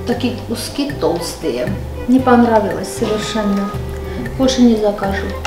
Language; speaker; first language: Russian; non-native, fluent; Armenian